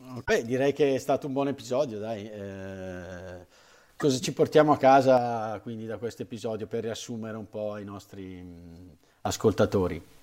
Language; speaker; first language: Italian; native; Italian